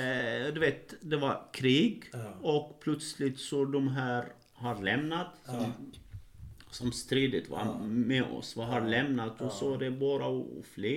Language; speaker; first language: Swedish; non-native, fluent; Arabic